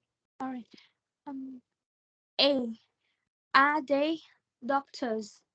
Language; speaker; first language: English; non-native, learner; Thai